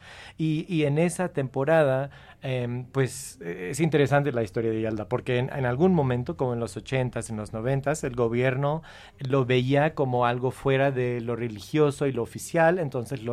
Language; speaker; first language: Spanish; non-native, fluent; English